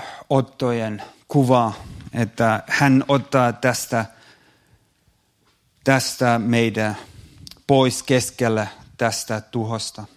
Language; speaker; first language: Finnish; non-native, fluent; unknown